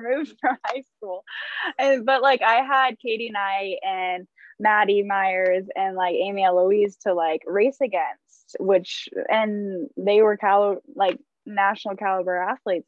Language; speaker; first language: English; native; English